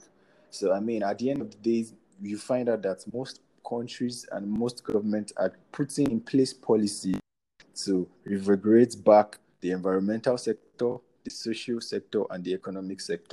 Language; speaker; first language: English; non-native, local second language; Yoruba